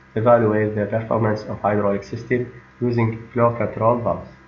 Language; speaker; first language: English; non-native, fluent; Arabic